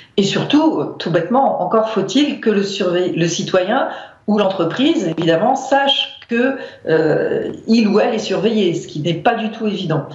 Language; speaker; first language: French; native; French